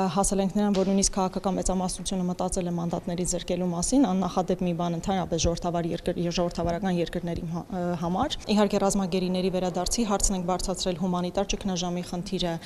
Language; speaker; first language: Armenian; native; Armenian